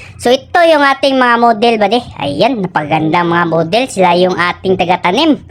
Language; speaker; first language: Filipino; native; Filipino